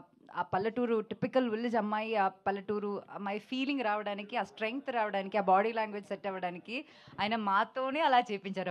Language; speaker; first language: Telugu; non-native, local second language; Malayalam